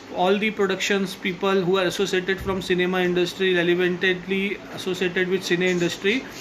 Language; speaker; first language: English; non-native, local second language; Marathi